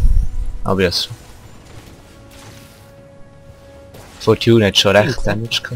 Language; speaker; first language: German; native; German